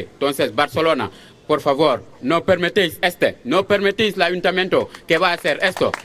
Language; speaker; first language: Spanish; non-native, fluent; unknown